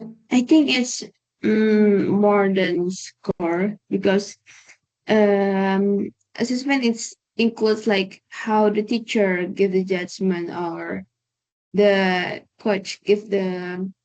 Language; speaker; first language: English; non-native, learner; Indonesian